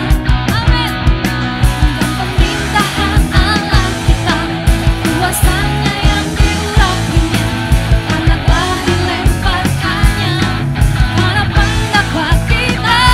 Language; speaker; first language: Indonesian; native; Indonesian